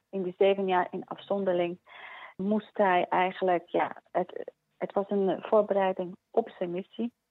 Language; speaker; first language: Dutch; early bilingual, other home language; Polish